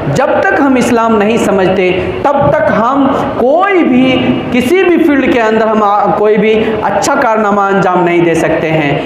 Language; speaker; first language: Urdu; native; Urdu